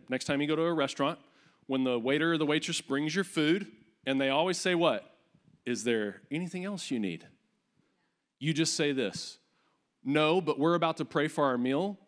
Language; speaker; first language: English; native; English